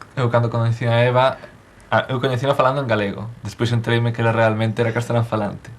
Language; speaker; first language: Galician; non-native, local second language; Spanish